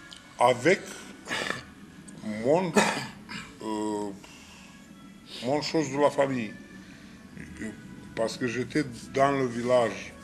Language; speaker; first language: French; non-native, fluent; Romanian